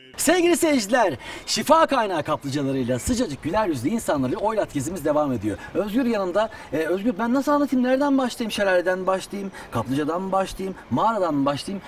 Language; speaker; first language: Turkish; native; Turkish